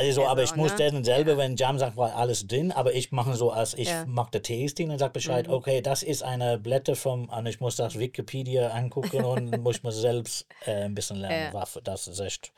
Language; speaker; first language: German; non-native, learner; English